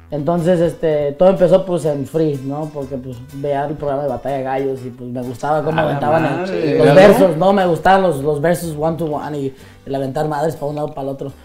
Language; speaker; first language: Spanish; native; Spanish